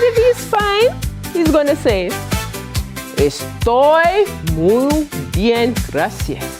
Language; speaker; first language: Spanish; non-native, fluent; English